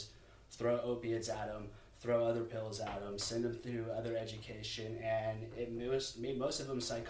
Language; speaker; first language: English; native; English